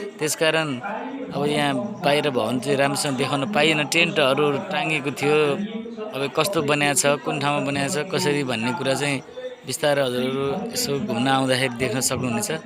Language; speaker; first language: Nepali; native; Nepali